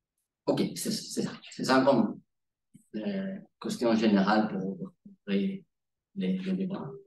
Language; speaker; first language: French; non-native, learner; Spanish